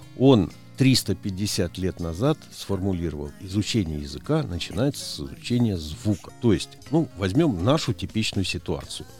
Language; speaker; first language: Russian; native; Russian